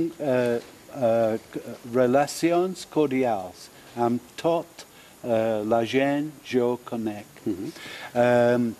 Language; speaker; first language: Catalan; non-native, fluent; English